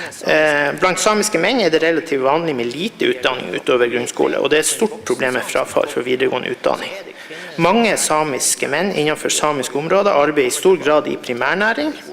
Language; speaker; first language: Norwegian; native; Norwegian